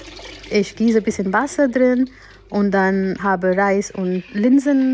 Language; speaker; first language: German; non-native, learner; Gujarati